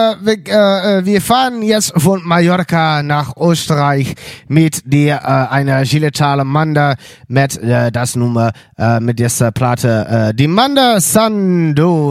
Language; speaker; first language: German; non-native, learner; Dutch